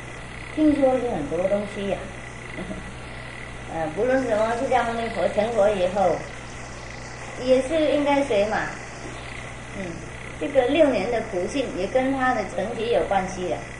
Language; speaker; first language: Chinese; non-native, fluent; Vietnamese